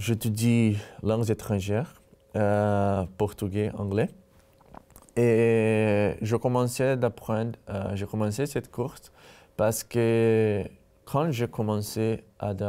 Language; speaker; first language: French; non-native, learner; Portuguese